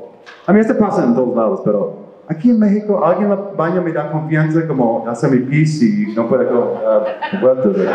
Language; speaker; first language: Spanish; non-native, fluent; English